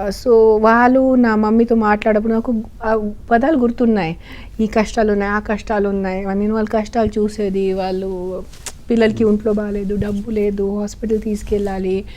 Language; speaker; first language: Telugu; non-native, fluent; Marathi